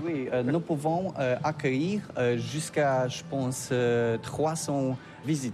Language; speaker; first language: French; non-native, learner; Polish